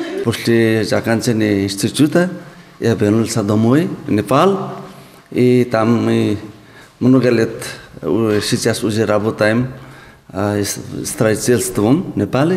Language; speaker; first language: Russian; non-native, fluent; Nepali